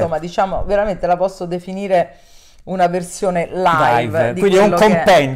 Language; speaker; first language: Italian; native; Italian